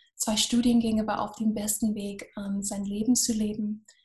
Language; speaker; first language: German; non-native, fluent; English